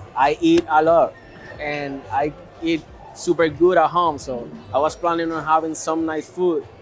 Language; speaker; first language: English; native; English